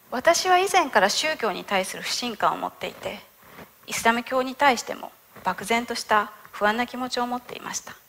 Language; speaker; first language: Japanese; native; Japanese